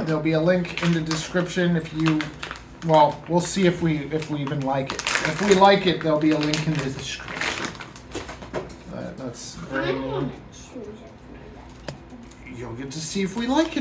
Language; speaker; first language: English; native; English